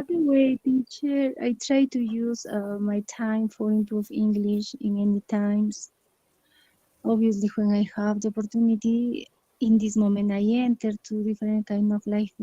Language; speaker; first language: English; non-native, learner; Spanish